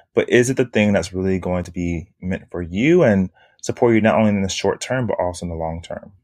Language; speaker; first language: English; native; English